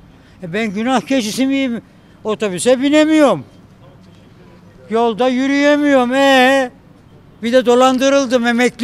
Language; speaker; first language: Turkish; native; Turkish